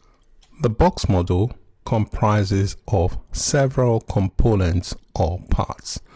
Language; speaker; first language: English; native; English